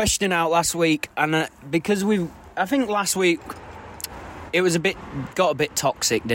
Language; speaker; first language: English; native; English